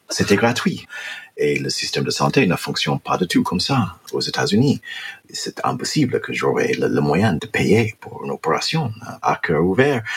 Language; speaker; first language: French; non-native, fluent; English